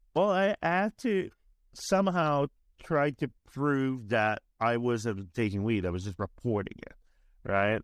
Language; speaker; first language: English; native; English